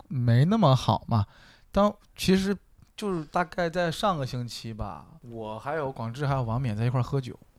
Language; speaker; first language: Chinese; native; Chinese